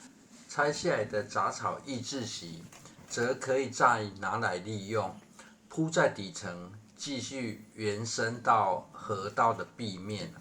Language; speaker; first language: Chinese; native; Chinese